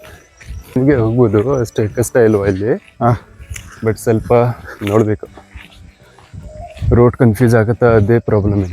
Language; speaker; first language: Kannada; non-native, local second language; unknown